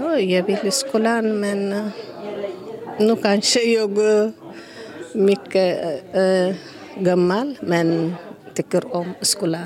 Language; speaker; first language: Swedish; non-native, learner; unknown